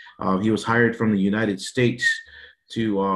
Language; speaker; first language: English; early bilingual, other home language; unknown